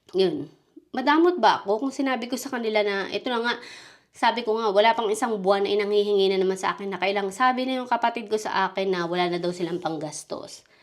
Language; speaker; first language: Filipino; native; Filipino